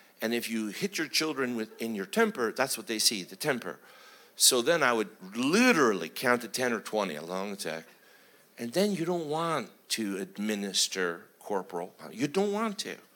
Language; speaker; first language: English; native; English